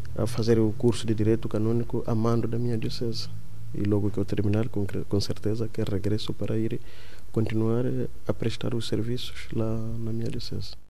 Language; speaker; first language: Portuguese; non-native, local second language; Kongo